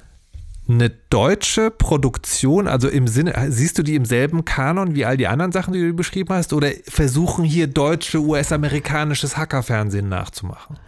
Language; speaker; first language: German; native; German